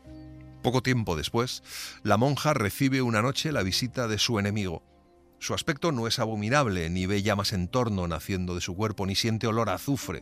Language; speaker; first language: Spanish; native; Spanish